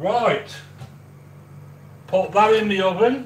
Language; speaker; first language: English; native; English